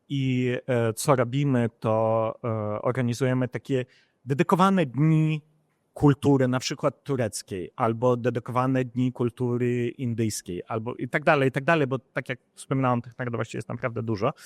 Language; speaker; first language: Polish; non-native, fluent; Ukrainian